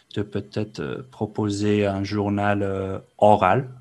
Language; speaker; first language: French; non-native, fluent; English